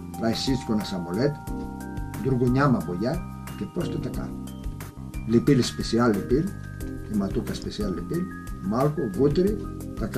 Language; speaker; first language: Bulgarian; non-native, learner; Greek